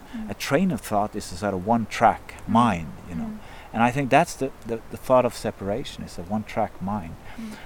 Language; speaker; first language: English; non-native, fluent; Norwegian